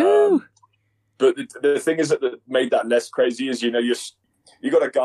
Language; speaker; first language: English; native; English